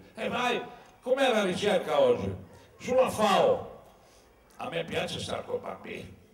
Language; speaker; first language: Italian; native; Italian